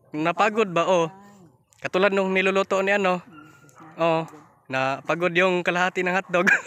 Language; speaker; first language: Filipino; non-native, local second language; Cebuano